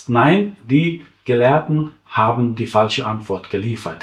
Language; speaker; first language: German; non-native, fluent; Arabic